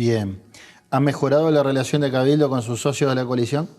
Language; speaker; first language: Spanish; native; Spanish